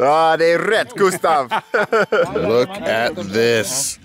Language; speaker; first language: Swedish; non-native, fluent; English